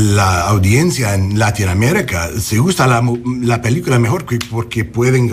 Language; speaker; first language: Spanish; non-native, learner; English